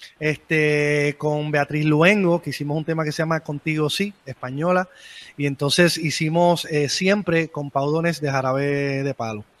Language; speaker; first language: Spanish; native; Spanish